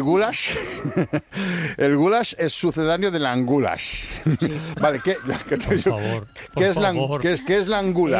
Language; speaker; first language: Spanish; native; Spanish